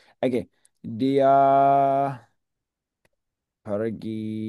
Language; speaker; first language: Indonesian; non-native, learner; English